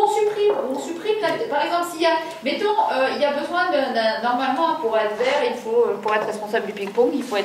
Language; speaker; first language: French; native; French